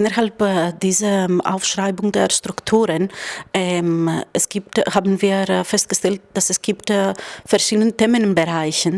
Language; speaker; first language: German; non-native, fluent; Greek